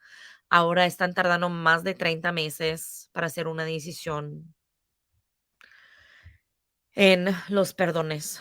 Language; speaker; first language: Spanish; non-native, fluent; English